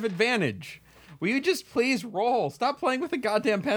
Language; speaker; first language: English; native; English